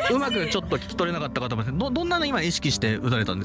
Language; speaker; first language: Japanese; native; Japanese